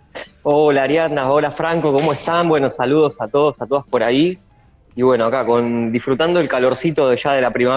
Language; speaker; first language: Spanish; native; Spanish